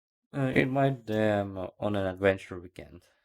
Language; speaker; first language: English; non-native, learner; Ukrainian